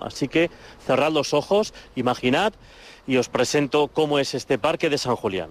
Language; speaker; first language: Spanish; native; Spanish